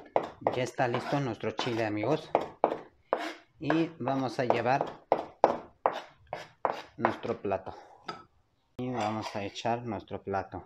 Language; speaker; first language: Spanish; non-native, learner; Turkish